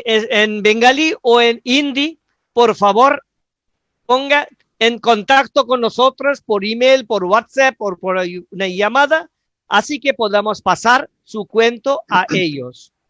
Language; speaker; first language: Spanish; non-native, fluent; Bangla